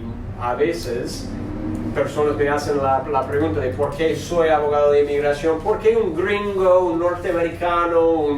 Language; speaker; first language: Spanish; non-native, fluent; English